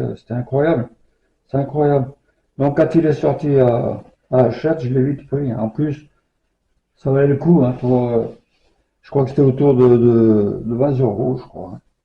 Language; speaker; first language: French; native; French